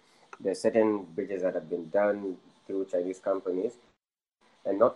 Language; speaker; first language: English; non-native, local second language; Nyanja